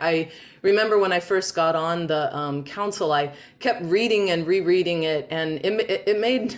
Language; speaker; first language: English; native; English